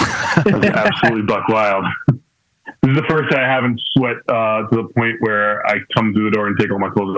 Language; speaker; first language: English; native; English